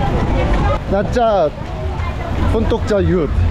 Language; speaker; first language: Thai; non-native, learner; Korean